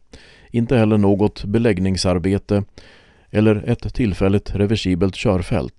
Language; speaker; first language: Swedish; native; Swedish